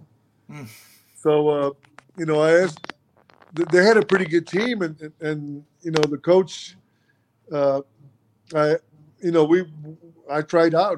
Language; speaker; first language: English; early bilingual, other home language; Spanish